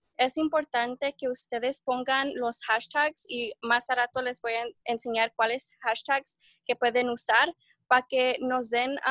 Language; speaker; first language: Spanish; early bilingual, heritage; Spanish